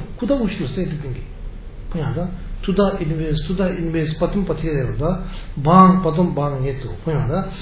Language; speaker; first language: Russian; non-native, learner; Tibetan